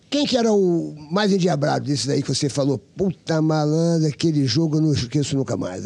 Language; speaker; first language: Portuguese; native; Portuguese